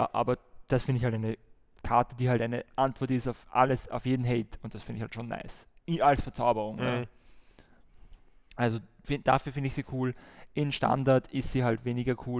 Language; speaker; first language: German; native; German